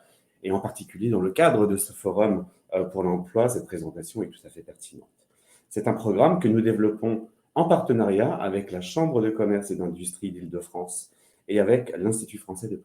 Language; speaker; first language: French; native; French